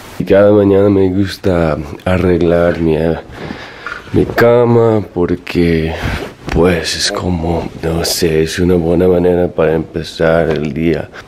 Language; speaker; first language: Spanish; non-native, fluent; English